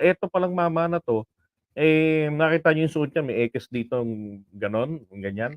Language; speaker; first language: Filipino; native; Filipino